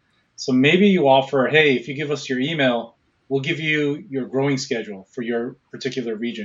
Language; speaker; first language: English; native; English